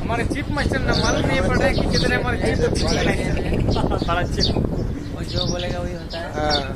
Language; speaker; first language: Hindi; non-native, local second language; Odia